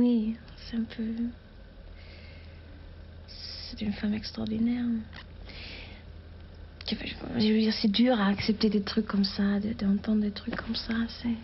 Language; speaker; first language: French; non-native, fluent; German